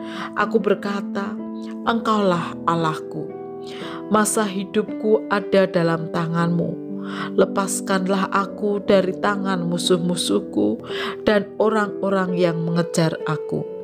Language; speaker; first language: Indonesian; native; Indonesian